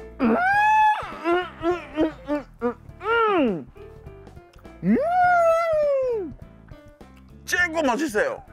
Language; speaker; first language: Korean; non-native, fluent; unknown